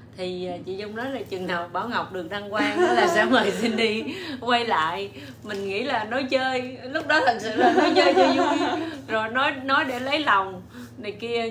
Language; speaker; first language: Vietnamese; native; Vietnamese